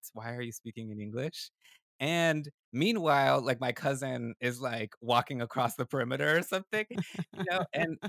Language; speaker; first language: English; early bilingual, other home language; Spanish